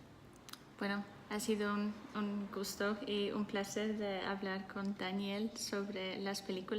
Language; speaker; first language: Spanish; non-native, fluent; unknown